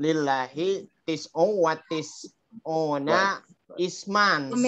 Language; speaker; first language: Arabic; non-native, learner; Indonesian